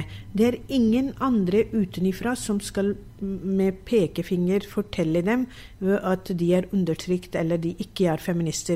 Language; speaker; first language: Norwegian; non-native, fluent; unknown